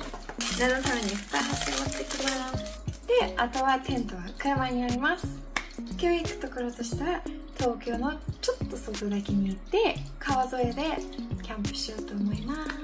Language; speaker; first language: Japanese; non-native, fluent; English